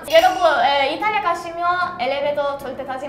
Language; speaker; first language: Korean; non-native, learner; Italian